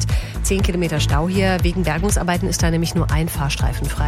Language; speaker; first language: German; native; German